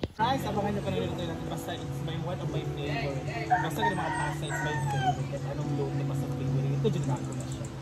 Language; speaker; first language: Filipino; non-native, local second language; Cebuano